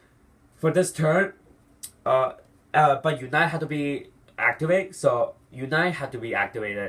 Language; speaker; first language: English; non-native, fluent; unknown